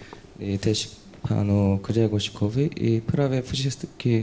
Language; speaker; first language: Polish; non-native, learner; Korean